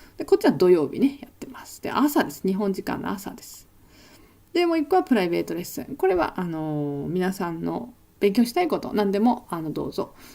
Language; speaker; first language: Japanese; native; Japanese